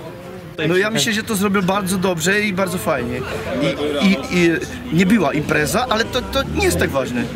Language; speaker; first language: Polish; non-native, learner; Czech